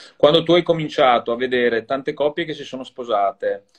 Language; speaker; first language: Italian; native; Italian